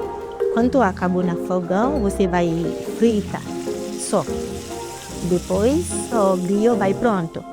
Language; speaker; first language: Portuguese; non-native, learner; Haitian Creole